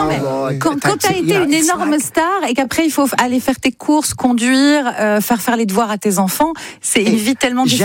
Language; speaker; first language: French; native; French